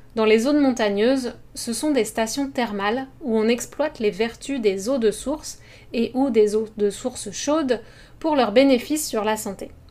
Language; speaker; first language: French; native; French